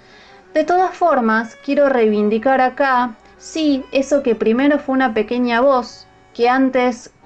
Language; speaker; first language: Spanish; native; Spanish